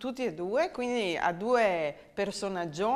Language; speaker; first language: Italian; native; Italian